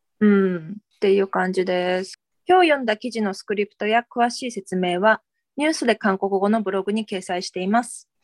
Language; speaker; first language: Japanese; early bilingual, other home language; Korean